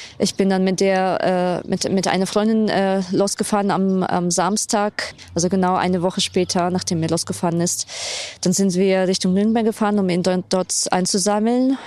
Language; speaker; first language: German; non-native, fluent; Ukrainian